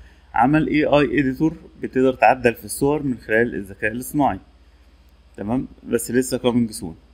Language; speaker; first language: Arabic; native; Arabic